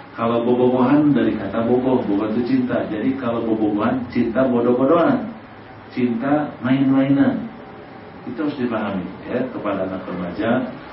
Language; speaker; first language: Indonesian; non-native, local second language; Sundanese